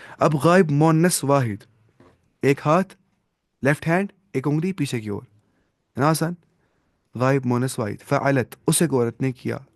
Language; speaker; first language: Urdu; native; Urdu